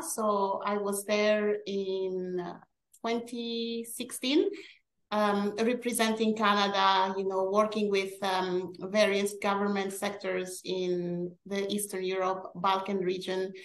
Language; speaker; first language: English; early bilingual, other home language; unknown